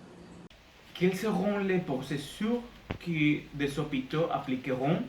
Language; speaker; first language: French; non-native, learner; Spanish